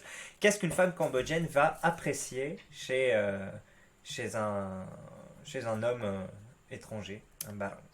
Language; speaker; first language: French; native; French